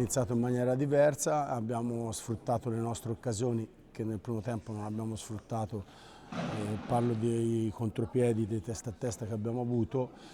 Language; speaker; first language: Italian; native; Italian